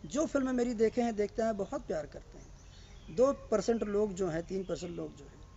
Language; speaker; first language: Hindi; native; Hindi